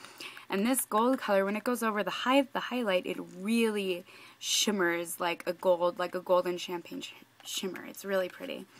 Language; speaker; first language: English; native; English